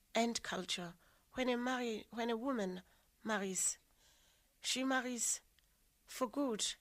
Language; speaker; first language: English; non-native, local second language; Southern Sotho